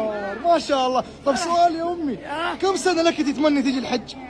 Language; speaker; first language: Arabic; native; Arabic